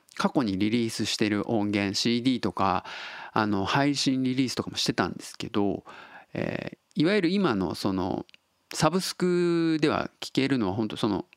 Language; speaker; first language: Japanese; native; Japanese